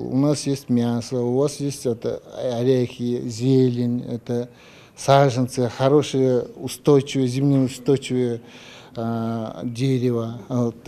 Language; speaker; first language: Russian; non-native, fluent; Mongolian